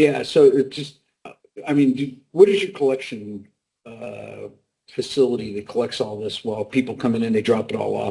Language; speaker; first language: English; native; English